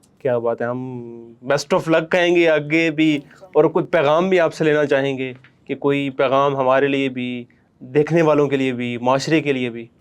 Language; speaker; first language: Urdu; native; Urdu